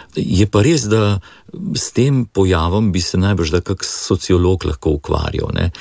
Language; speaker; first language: Slovenian; native; Slovenian